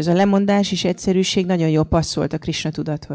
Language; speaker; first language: Hungarian; native; Hungarian